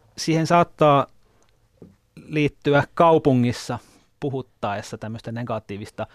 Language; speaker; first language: Finnish; native; Finnish